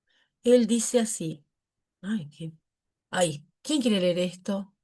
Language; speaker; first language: Spanish; native; Spanish